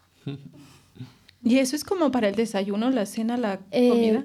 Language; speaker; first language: Spanish; native; Spanish